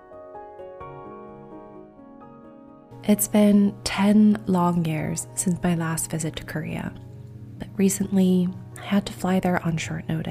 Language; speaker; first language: English; non-native, fluent; Korean